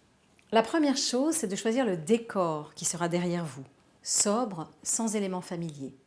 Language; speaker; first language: French; native; French